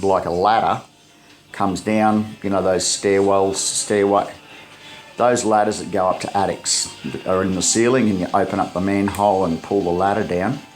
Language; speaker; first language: English; native; English